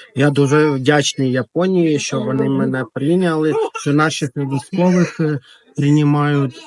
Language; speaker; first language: Ukrainian; native; Ukrainian